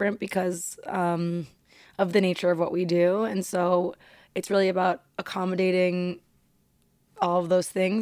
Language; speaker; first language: English; native; English